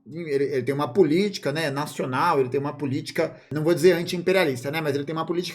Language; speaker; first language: Portuguese; native; Portuguese